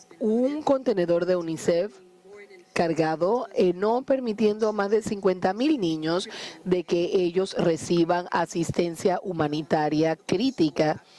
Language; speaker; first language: Spanish; non-native, fluent; Haitian Creole